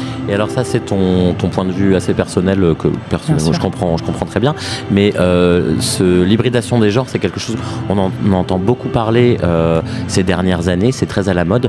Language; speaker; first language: French; native; French